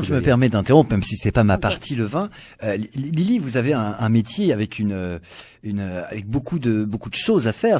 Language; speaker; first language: French; native; French